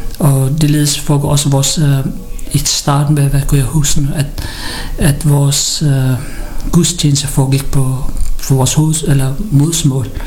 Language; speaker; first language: Danish; early bilingual, other home language; Filipino